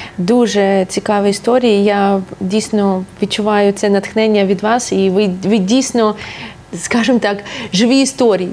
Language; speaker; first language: Ukrainian; non-native, local second language; Russian